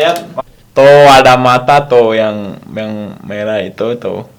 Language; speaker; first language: Indonesian; non-native, learner; English